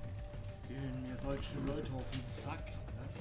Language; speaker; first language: German; native; German